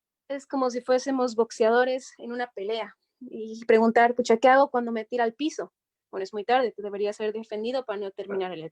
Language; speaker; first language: Spanish; native; Spanish